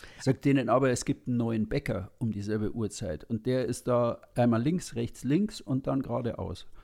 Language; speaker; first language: German; native; German